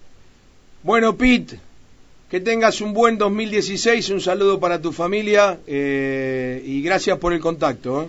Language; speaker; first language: Spanish; native; Spanish